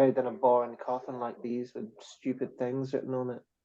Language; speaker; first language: English; native; English